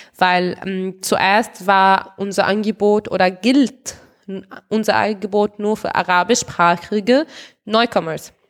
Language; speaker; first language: German; non-native, fluent; Arabic